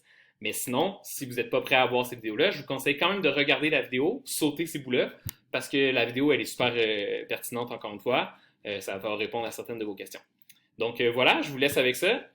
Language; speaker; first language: French; native; French